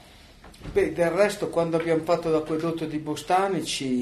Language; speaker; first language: Italian; native; Italian